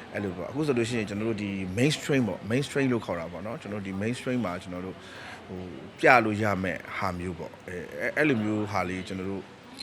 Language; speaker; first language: Burmese; non-native, local second language; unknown